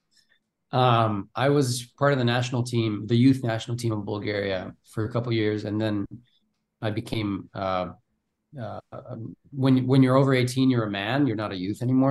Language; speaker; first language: English; non-native, fluent; Bulgarian